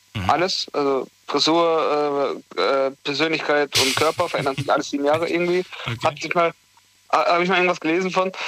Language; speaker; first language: German; native; German